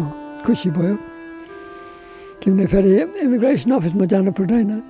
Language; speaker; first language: Nepali; non-native, learner; English